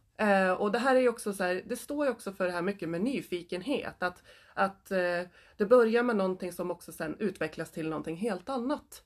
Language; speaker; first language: Swedish; native; Swedish